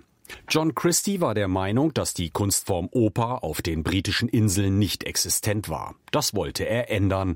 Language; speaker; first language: German; native; German